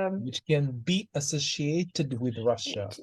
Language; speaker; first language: English; non-native, fluent; Russian